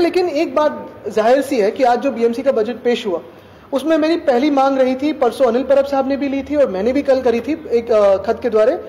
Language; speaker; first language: Hindi; non-native, local second language; Marathi